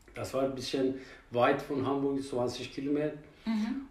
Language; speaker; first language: German; non-native, fluent; Persian